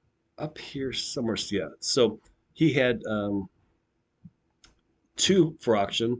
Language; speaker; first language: English; native; English